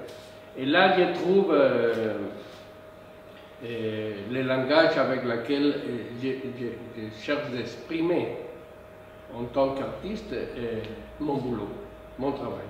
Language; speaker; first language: French; non-native, fluent; Spanish